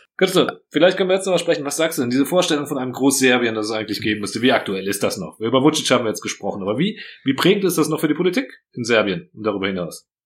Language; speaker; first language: German; early bilingual, other home language; Croatian